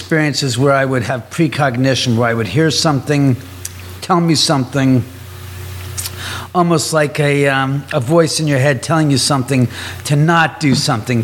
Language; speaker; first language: English; native; English